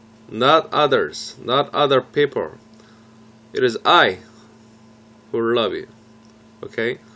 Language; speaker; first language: English; non-native, fluent; Korean